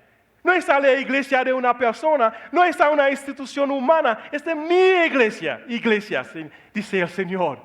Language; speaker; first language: Spanish; non-native, learner; Haitian Creole